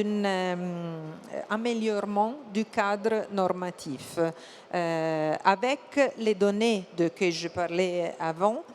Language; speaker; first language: French; non-native, fluent; Italian